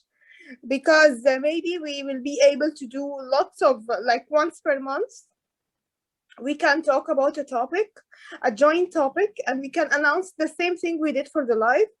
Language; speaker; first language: English; non-native, fluent; Arabic